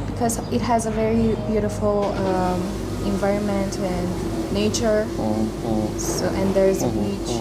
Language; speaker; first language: English; non-native, fluent; Persian